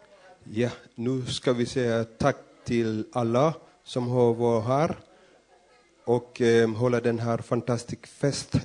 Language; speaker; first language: Swedish; non-native, fluent; Persian